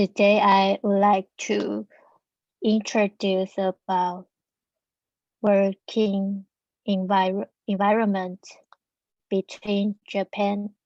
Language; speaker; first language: English; non-native, learner; Chinese